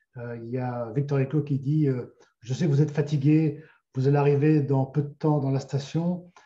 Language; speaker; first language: French; native; French